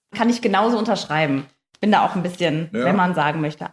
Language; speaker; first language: German; native; German